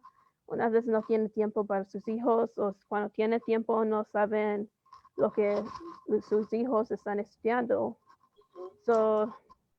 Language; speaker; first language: Spanish; early bilingual, heritage; Spanish